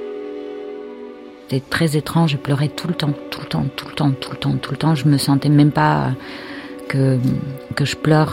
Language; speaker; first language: French; non-native, fluent; Russian